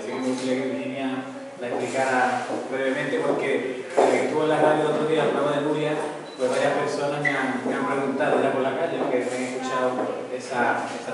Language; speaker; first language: Spanish; native; Spanish